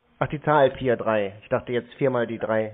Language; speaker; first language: German; native; German